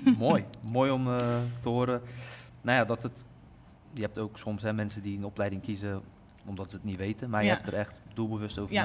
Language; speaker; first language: Dutch; native; Dutch